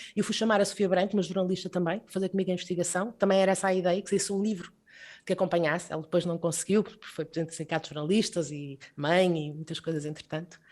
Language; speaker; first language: Portuguese; native; Portuguese